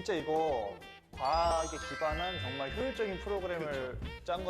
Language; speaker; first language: Korean; native; Korean